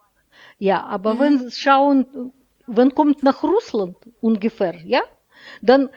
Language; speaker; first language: German; non-native, learner; Russian